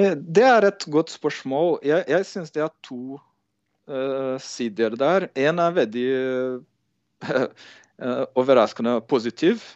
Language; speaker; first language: Norwegian; non-native, fluent; Portuguese